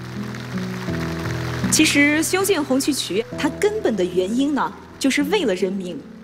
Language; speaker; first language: Chinese; native; Chinese